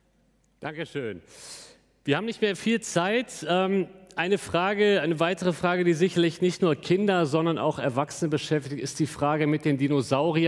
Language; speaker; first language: German; native; German